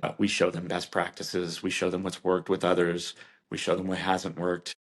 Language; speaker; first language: English; native; English